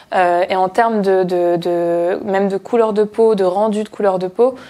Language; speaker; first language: French; native; French